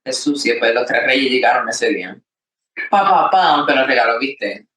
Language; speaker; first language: Spanish; early bilingual, heritage; Spanish